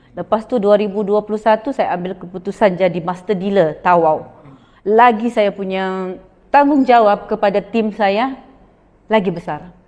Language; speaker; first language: Malay; native; Malay